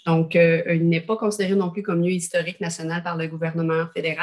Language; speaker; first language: French; native; French